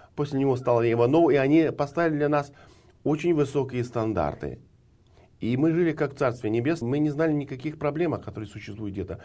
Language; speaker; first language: Russian; non-native, local second language; Ukrainian